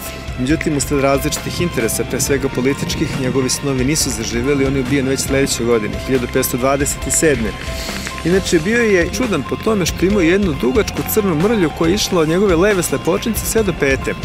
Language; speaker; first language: Serbian; native; Serbian